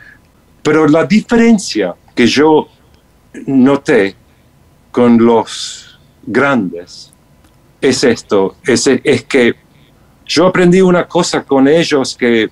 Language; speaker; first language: Spanish; non-native, fluent; English